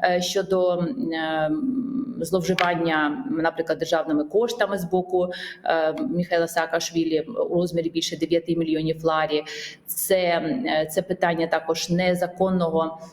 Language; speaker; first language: Ukrainian; non-native, fluent; Georgian